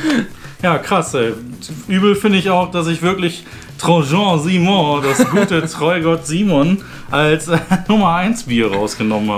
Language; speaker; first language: German; native; German